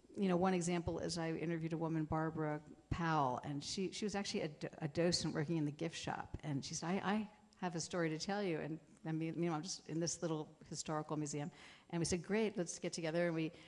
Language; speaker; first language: English; native; English